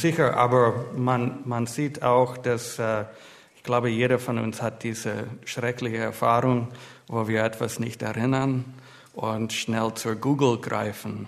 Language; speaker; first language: German; non-native, fluent; English